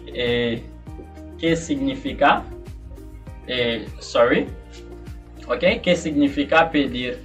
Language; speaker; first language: Spanish; non-native, learner; Haitian Creole